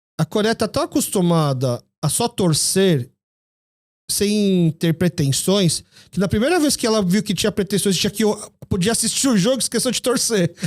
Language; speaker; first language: Portuguese; early bilingual, other home language; Korean